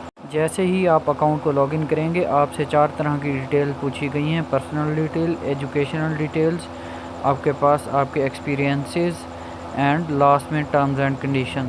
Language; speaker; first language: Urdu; non-native, local second language; Punjabi